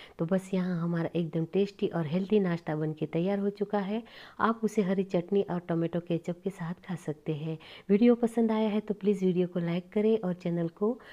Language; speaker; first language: Hindi; non-native, local second language; Gujarati